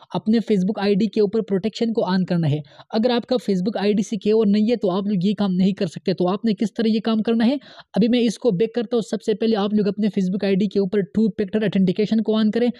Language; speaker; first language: Urdu; native; Urdu